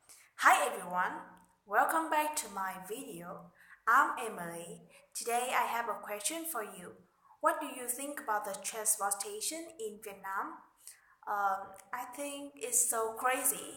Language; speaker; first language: English; non-native, learner; Vietnamese